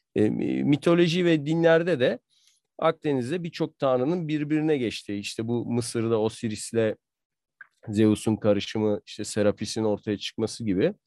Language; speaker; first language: Turkish; native; Turkish